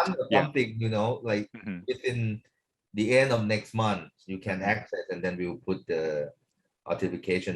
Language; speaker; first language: English; non-native, fluent; Thai